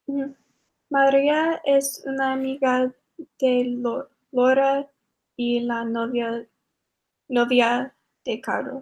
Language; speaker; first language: Spanish; non-native, learner; English